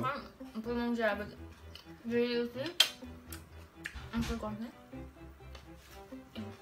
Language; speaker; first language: French; non-native, learner; Khmer